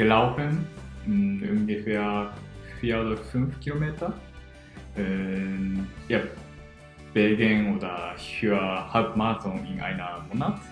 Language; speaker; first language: German; non-native, learner; Japanese